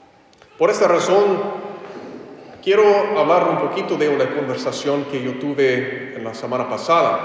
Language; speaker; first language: Spanish; non-native, fluent; English